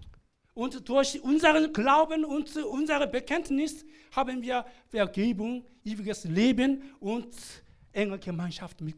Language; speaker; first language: German; non-native, learner; Korean